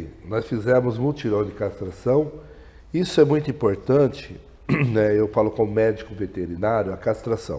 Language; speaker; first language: Portuguese; native; Portuguese